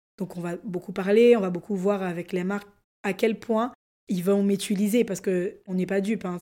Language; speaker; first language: French; non-native, local second language; Lingala